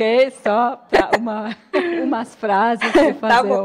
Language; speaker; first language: Portuguese; non-native, fluent; German